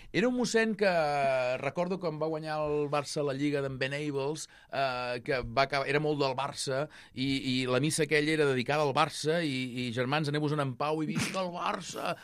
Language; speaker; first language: Catalan; native; Catalan